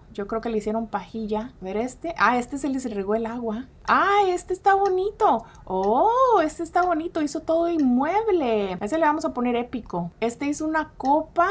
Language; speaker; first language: Spanish; early bilingual, heritage; Spanish